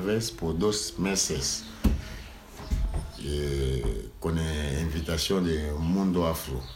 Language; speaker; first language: Spanish; non-native, learner; Lingala